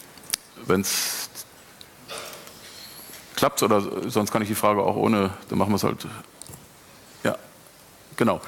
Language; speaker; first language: German; native; German